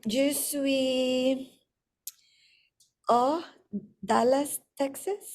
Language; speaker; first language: French; non-native, learner; English